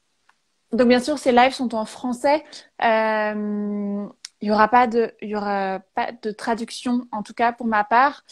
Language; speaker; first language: French; native; French